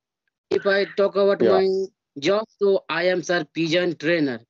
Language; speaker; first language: English; non-native, learner; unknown